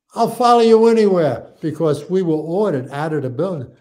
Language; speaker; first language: English; native; English